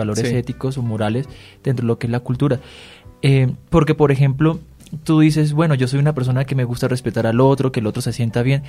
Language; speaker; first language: Spanish; native; Spanish